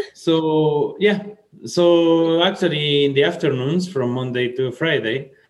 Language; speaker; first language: English; non-native, fluent; Spanish